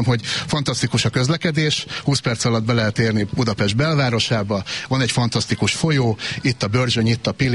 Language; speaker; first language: Hungarian; native; Hungarian